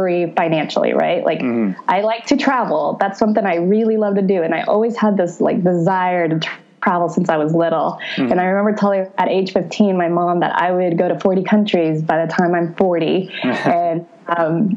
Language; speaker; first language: English; native; English